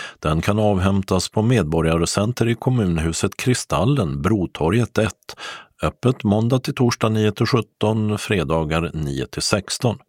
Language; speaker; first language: Swedish; native; Swedish